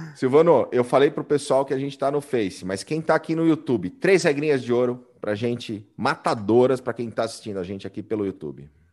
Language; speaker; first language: Portuguese; native; Portuguese